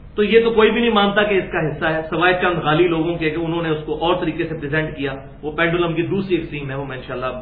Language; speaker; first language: Urdu; native; Urdu